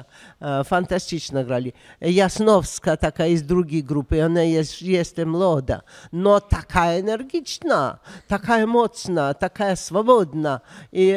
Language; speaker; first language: Polish; non-native, learner; Russian